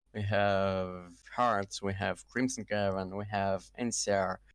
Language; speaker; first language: English; non-native, fluent; Russian